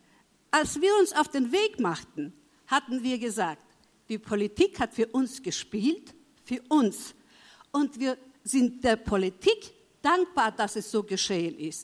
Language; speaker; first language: German; early bilingual, heritage; German